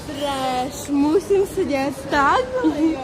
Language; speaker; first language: Czech; non-native, learner; Ukrainian